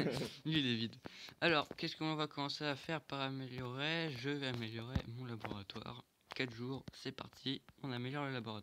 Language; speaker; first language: French; native; French